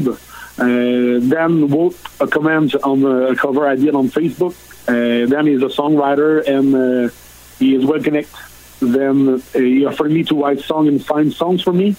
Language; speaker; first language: English; non-native, learner; French